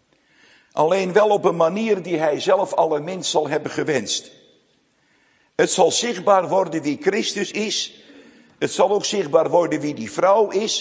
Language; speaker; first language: Dutch; native; Dutch